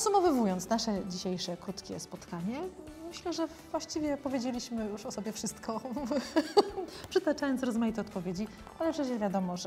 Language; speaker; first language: Polish; native; Polish